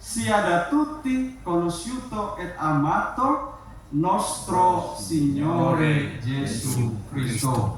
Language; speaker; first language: Italian; non-native, learner; Indonesian